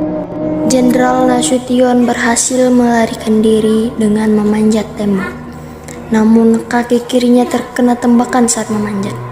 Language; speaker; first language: Indonesian; native; Indonesian